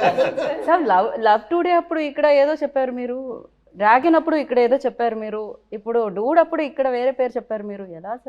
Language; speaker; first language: Telugu; native; Telugu